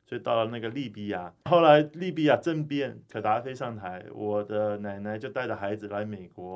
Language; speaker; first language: Chinese; early bilingual, heritage; Chinese